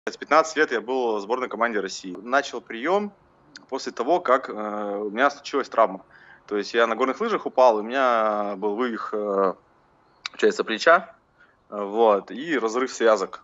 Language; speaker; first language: Russian; native; Russian